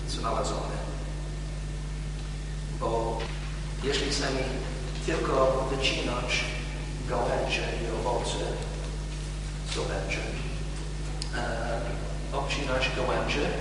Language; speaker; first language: Polish; non-native, learner; English